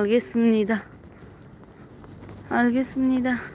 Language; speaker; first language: Korean; non-native, learner; Tajik